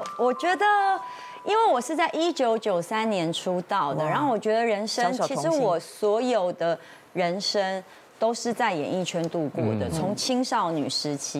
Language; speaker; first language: Chinese; native; Chinese